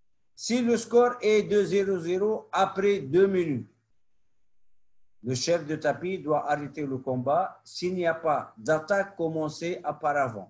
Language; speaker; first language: French; non-native, local second language; Arabic